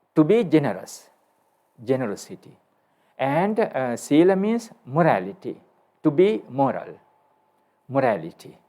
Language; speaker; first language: English; non-native, local second language; Sinhala